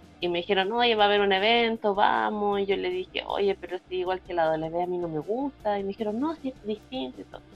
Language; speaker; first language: Spanish; native; Spanish